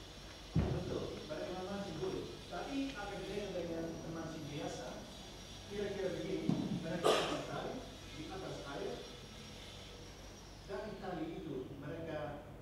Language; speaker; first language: Indonesian; non-native, fluent; Dutch